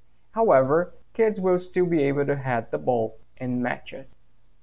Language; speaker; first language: English; non-native, fluent; Portuguese